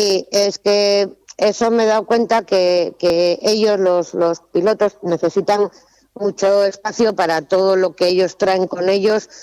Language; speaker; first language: Spanish; native; Spanish